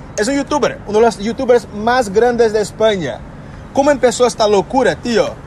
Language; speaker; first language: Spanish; non-native, fluent; Portuguese